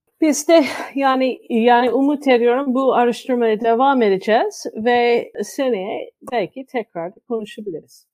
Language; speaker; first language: Turkish; non-native, fluent; English